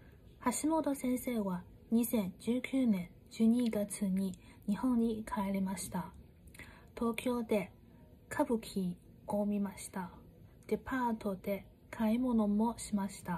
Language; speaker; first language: Japanese; non-native, learner; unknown